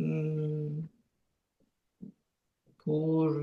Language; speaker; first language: French; non-native, learner; Ukrainian